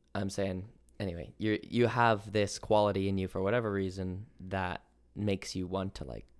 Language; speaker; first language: English; native; English